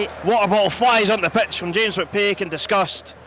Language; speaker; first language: English; native; English